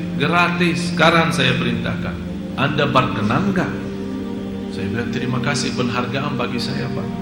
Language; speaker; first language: Indonesian; non-native, fluent; Arabic